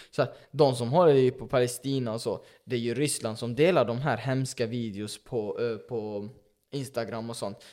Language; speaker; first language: Swedish; early bilingual, other home language; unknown